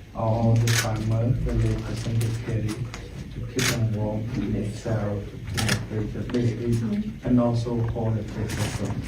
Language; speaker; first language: English; non-native, learner; Khmer